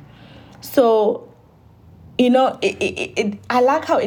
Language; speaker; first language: English; non-native, local second language; Tsonga